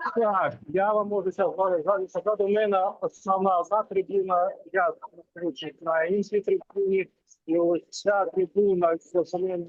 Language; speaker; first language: Ukrainian; non-native, local second language; Russian